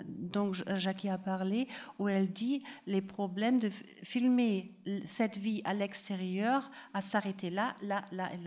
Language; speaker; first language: French; non-native, fluent; German